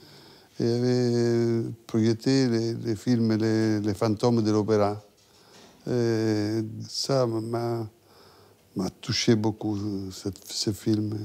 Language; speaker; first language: French; non-native, fluent; Italian